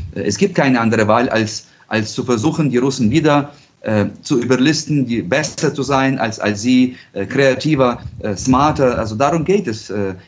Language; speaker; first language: German; non-native, fluent; Ukrainian